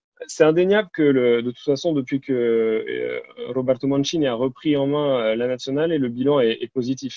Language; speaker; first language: French; native; French